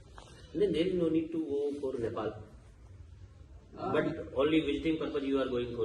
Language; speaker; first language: English; non-native, local second language; Hindi